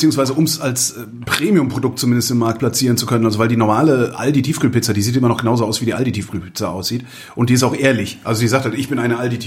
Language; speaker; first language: German; native; German